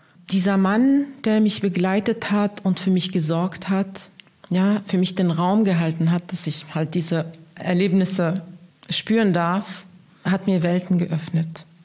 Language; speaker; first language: German; non-native, fluent; Arabic